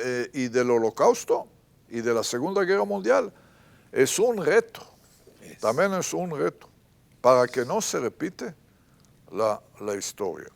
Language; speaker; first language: Spanish; non-native, fluent; Hebrew